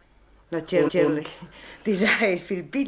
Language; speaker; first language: German; non-native, fluent; Spanish